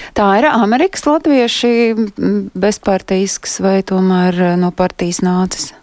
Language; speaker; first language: Latvian; native; Latvian